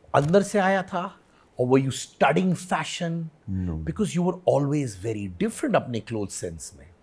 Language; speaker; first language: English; non-native, local second language; Hindi